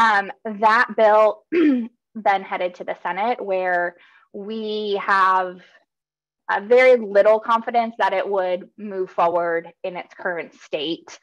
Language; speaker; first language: English; native; English